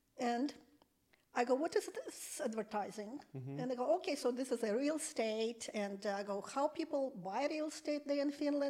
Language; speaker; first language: English; non-native, fluent; Russian